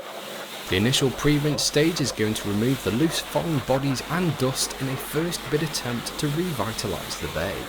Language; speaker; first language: English; native; English